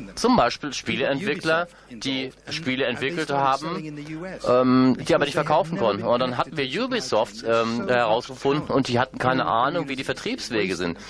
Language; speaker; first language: German; non-native, fluent; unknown